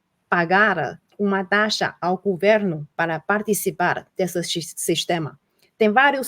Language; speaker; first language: Portuguese; non-native, fluent; Chinese